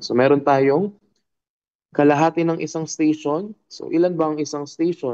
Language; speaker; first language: Filipino; native; Filipino